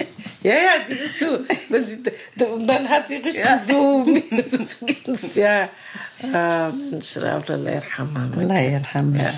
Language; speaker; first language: German; non-native, learner; Arabic